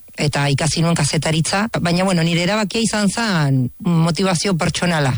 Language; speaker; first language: Basque; non-native, fluent; Spanish